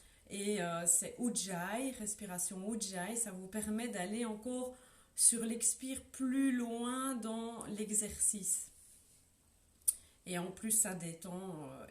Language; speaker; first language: French; native; French